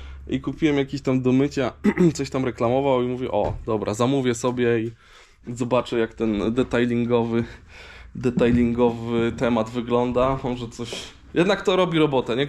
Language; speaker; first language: Polish; native; Polish